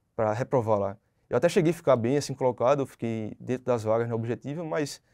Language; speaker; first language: Portuguese; native; Portuguese